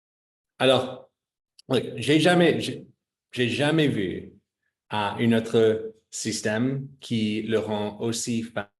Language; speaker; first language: French; non-native, fluent; English